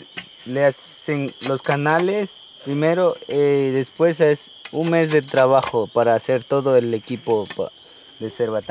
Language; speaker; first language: Spanish; non-native, local second language; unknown